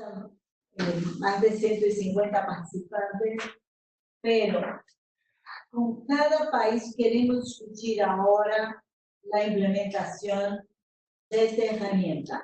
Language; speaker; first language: Spanish; non-native, fluent; Portuguese